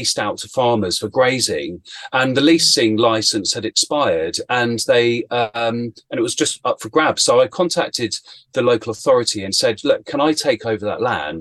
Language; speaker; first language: English; native; English